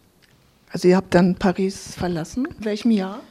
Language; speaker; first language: German; native; German